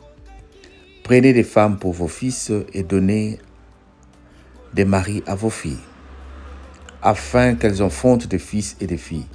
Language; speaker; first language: French; non-native, local second language; Lingala